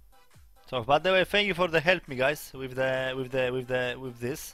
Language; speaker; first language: English; non-native, learner; Polish